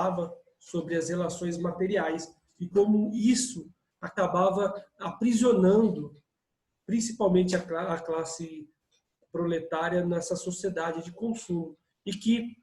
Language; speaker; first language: Portuguese; native; Portuguese